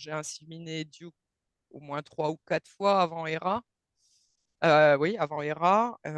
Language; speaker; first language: French; native; French